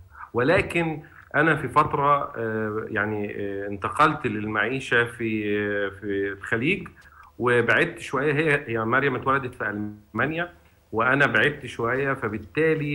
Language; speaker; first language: Arabic; native; Arabic